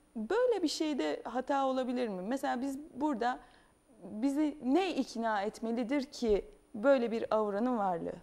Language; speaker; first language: Turkish; native; Turkish